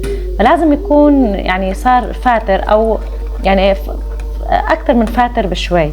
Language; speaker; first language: Arabic; native; Arabic